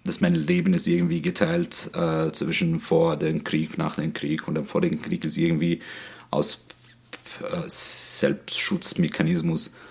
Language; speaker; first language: German; non-native, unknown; Arabic